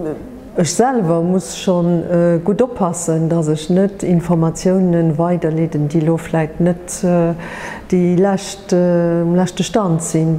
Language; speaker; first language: German; non-native, local second language; Luxembourgish